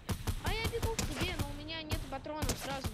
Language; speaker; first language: Russian; native; Russian